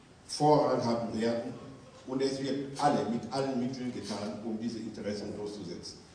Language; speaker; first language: German; non-native, fluent; French